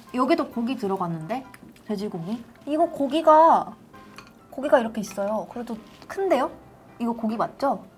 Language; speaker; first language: Korean; native; Korean